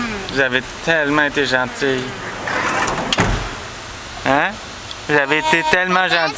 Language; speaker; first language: French; native; French